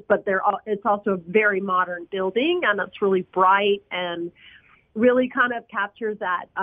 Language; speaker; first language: English; early bilingual, other home language; Spanish